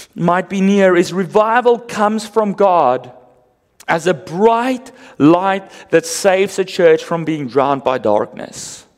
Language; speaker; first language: English; non-native, local second language; Afrikaans